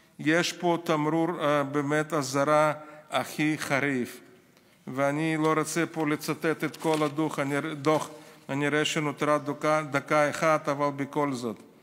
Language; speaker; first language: Hebrew; non-native, fluent; Russian